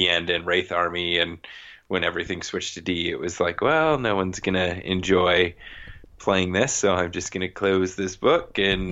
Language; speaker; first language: English; native; English